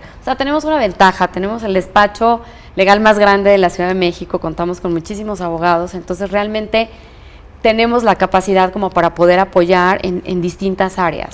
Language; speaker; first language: Spanish; native; Spanish